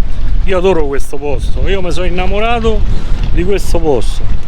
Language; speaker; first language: Italian; native; Italian